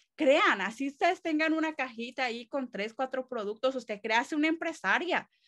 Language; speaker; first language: Spanish; native; Spanish